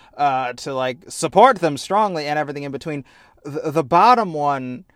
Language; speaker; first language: English; native; English